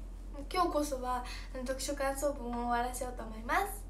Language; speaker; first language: Japanese; native; Japanese